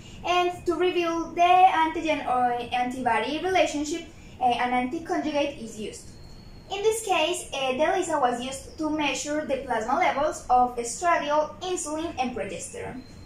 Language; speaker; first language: English; non-native, fluent; Spanish